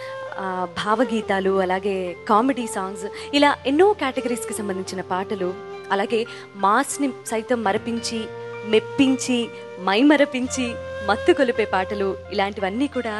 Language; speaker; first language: Telugu; native; Telugu